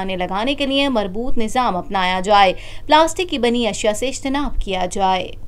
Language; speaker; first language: Urdu; native; Urdu